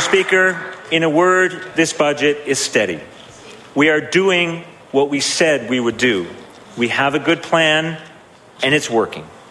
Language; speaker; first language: English; native; English